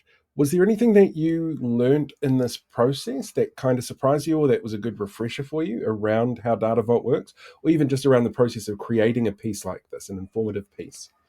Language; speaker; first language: English; native; English